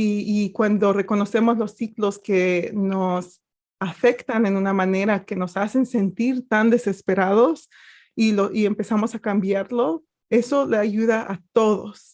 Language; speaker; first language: Spanish; early bilingual, other home language; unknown